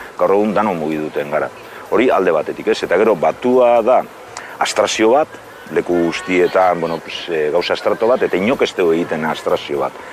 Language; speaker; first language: Basque; native; Basque